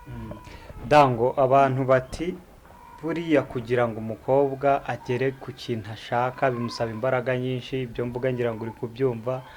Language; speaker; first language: Kinyarwanda; native; Kinyarwanda